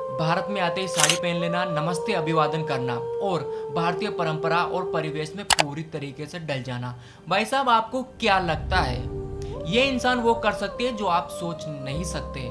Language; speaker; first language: Hindi; native; Hindi